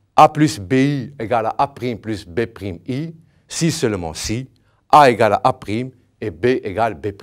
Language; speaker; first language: French; non-native, local second language; Arabic